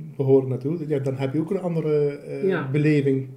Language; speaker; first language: Dutch; early bilingual, other home language; Arabic